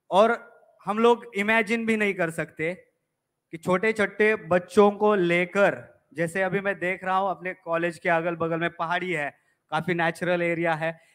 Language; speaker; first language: Hindi; non-native, local second language; Marathi